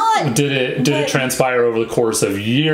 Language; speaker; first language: English; native; English